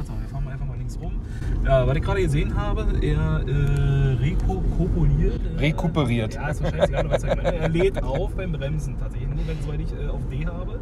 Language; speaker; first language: German; native; German